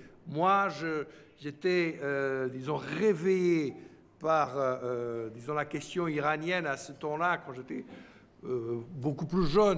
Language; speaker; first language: French; non-native, fluent; Portuguese